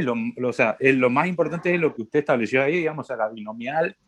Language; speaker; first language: Spanish; native; Spanish